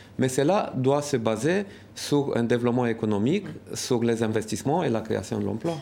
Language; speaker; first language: French; non-native, fluent; Romanian